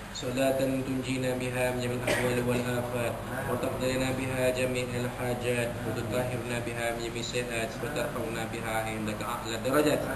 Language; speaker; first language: Arabic; non-native, fluent; Malay